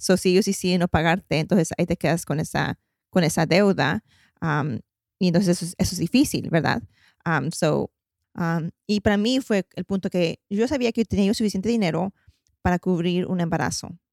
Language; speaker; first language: Spanish; early bilingual, heritage; Spanish